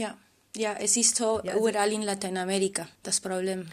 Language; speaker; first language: German; non-native, fluent; Spanish